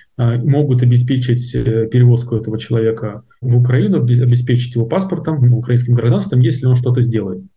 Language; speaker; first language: Russian; native; Russian